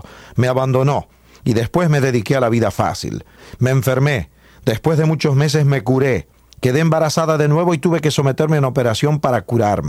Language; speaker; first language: Spanish; native; Spanish